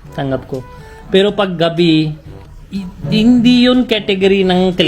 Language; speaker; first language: Filipino; non-native, fluent; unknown